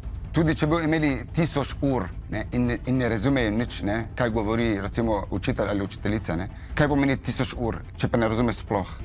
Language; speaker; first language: Slovenian; non-native, fluent; Kurdish